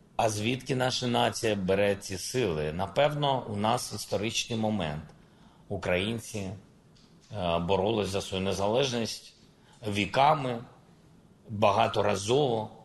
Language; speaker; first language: Ukrainian; non-native, local second language; Russian